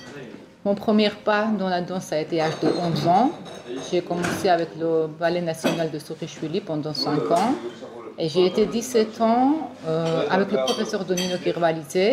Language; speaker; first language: French; non-native, fluent; Georgian